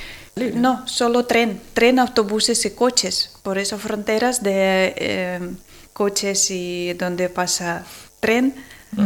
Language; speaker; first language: Spanish; non-native, learner; Ukrainian